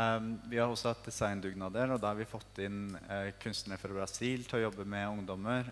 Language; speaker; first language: Norwegian; native; Norwegian